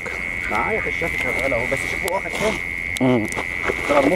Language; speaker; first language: Arabic; native; Arabic